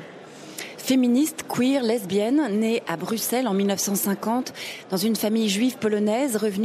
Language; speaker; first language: French; native; French